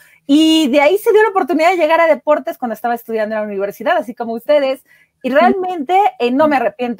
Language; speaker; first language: Spanish; native; Spanish